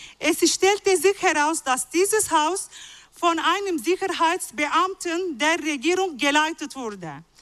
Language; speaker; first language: German; non-native, fluent; Arabic